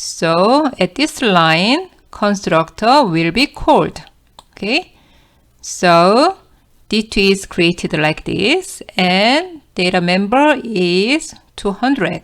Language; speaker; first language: English; non-native, fluent; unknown